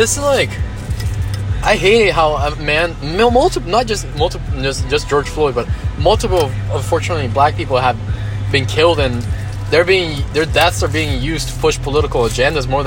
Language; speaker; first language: English; non-native, fluent; Spanish